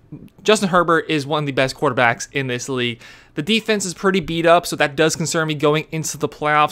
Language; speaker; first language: English; native; English